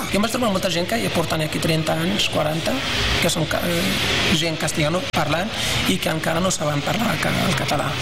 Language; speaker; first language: Catalan; non-native, fluent; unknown